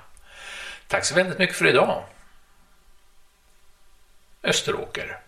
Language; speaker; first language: Swedish; native; Swedish